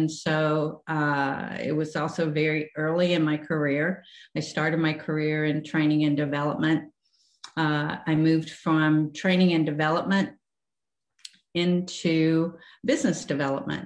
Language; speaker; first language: English; native; English